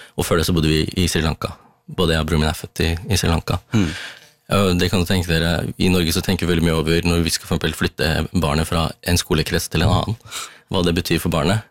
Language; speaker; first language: Norwegian; early bilingual, other home language; Tamil